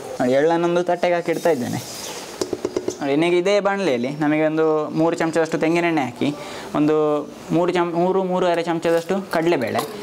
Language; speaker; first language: Kannada; native; Kannada